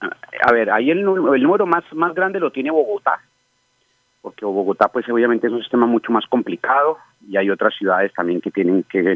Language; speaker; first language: Spanish; native; Spanish